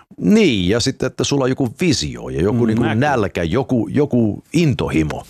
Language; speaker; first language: Finnish; early bilingual, heritage; Finnish